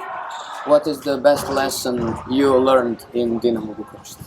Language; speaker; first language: English; non-native, learner; Serbian